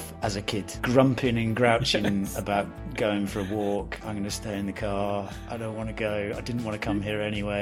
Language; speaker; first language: English; native; English